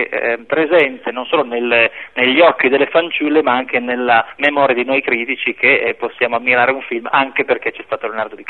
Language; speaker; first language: Italian; native; Italian